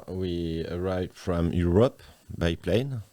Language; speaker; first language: English; non-native, learner; French